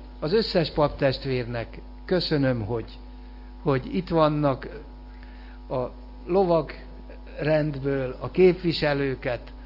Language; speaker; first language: Hungarian; native; Hungarian